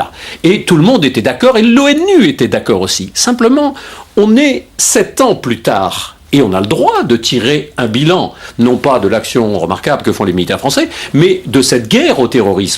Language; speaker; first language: French; native; French